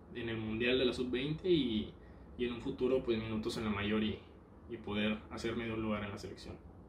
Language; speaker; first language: Spanish; native; Spanish